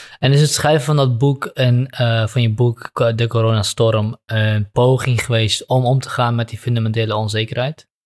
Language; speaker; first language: Dutch; native; Dutch